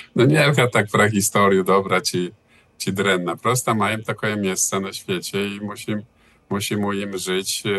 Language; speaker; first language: Belarusian; early bilingual, heritage; Belarusian